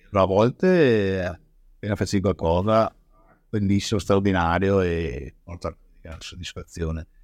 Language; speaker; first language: Italian; native; Italian